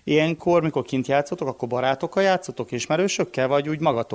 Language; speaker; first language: Hungarian; native; Hungarian